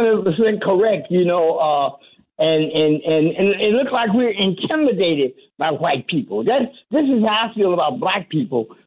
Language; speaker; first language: English; native; English